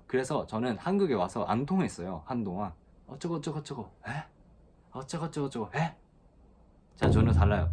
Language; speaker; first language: Korean; non-native, fluent; Japanese